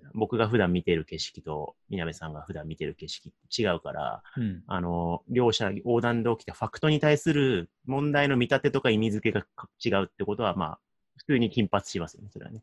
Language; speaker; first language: Japanese; native; Japanese